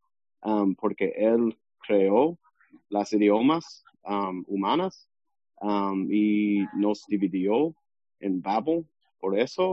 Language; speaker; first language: Spanish; non-native, learner; English